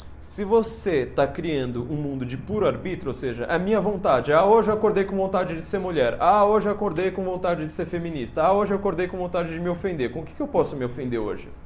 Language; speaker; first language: Portuguese; native; Portuguese